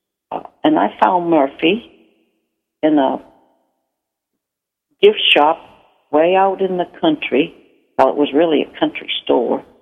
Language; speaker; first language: English; native; English